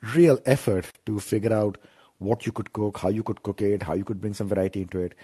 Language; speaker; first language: English; non-native, local second language; Hindi